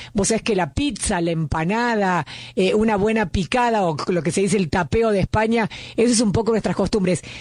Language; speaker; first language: Spanish; native; Spanish